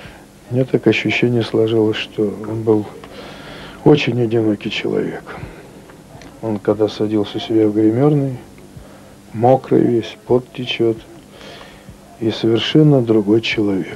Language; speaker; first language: Russian; native; Russian